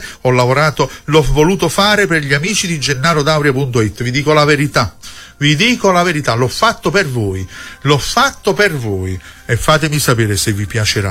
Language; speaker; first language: Italian; native; Italian